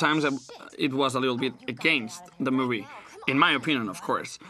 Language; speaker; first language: English; non-native, fluent; Spanish